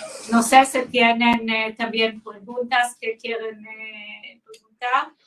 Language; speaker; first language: Spanish; non-native, fluent; Hebrew